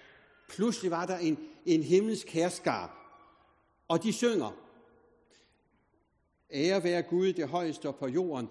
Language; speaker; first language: Danish; native; Danish